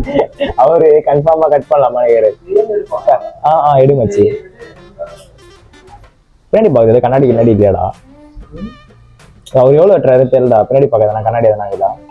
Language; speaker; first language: Tamil; native; Tamil